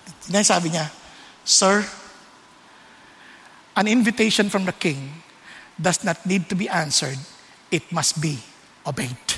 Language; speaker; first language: English; non-native, local second language; Filipino